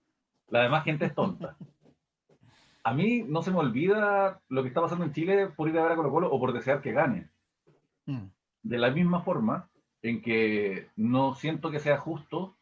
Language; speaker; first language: Spanish; native; Spanish